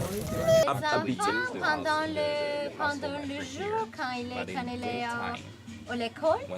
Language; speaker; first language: French; non-native, learner; English